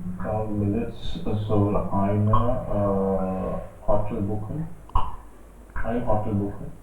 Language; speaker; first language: German; non-native, learner; Hindi